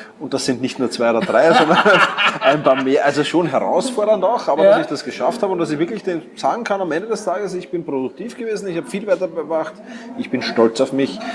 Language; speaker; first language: German; native; German